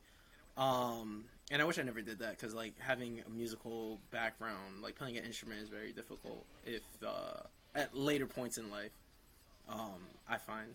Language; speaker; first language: English; native; English